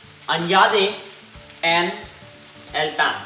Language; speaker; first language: Spanish; non-native, learner; English